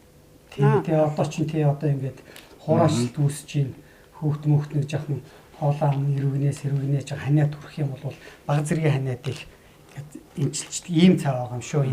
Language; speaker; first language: Mongolian; native; Mongolian